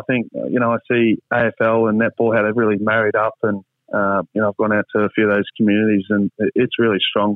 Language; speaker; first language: English; native; English